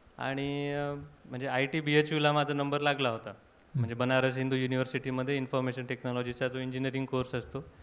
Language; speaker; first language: Marathi; native; Marathi